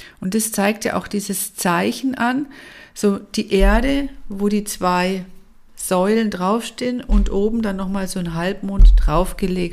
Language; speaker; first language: German; native; German